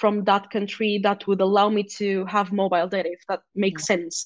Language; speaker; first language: English; non-native, fluent; Portuguese